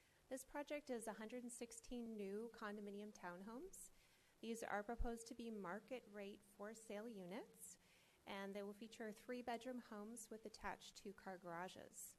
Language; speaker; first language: English; native; English